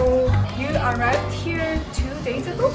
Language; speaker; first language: English; non-native, fluent; Japanese